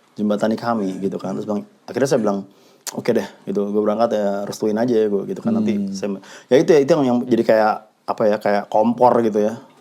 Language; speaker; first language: Indonesian; native; Indonesian